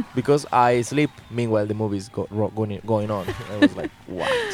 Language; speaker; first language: English; non-native, fluent; Spanish